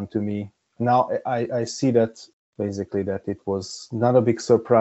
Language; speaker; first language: English; non-native, fluent; Hungarian